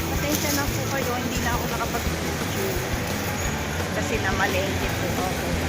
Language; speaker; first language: Filipino; native; Filipino